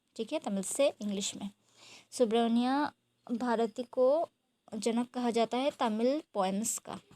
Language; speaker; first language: Hindi; non-native, local second language; Bangla